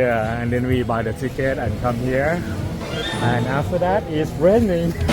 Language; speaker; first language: English; non-native, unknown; Thai